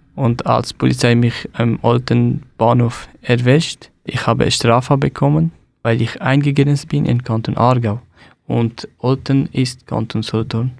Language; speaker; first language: German; non-native, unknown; Persian